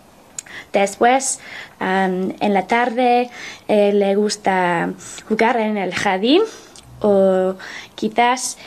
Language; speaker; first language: Spanish; non-native, learner; English